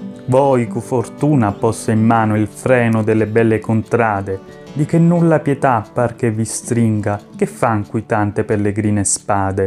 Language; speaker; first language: Italian; native; Italian